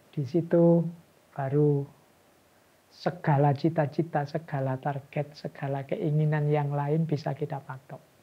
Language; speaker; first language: Indonesian; non-native, local second language; Javanese